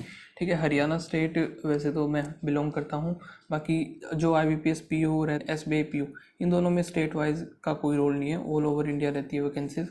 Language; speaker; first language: Hindi; native; Hindi